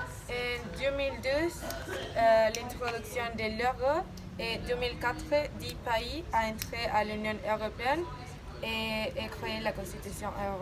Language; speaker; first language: French; non-native, learner; Spanish